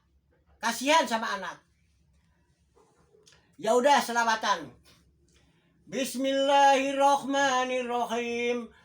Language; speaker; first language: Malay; non-native, local second language; Javanese